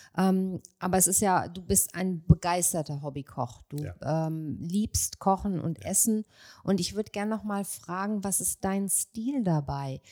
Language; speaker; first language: German; native; German